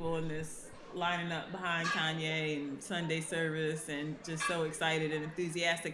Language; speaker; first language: English; native; English